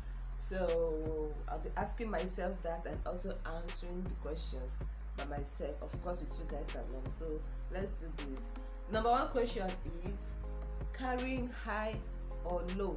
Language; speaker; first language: English; non-native, local second language; Igbo